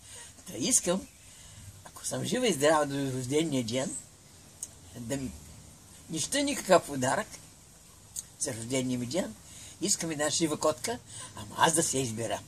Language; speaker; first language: Bulgarian; native; Bulgarian